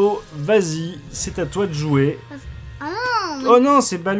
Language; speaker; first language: French; native; French